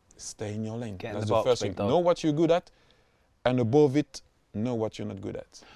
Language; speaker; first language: English; non-native, fluent; French